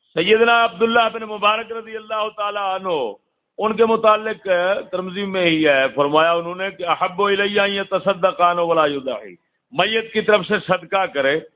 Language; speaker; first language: Urdu; non-native, local second language; Punjabi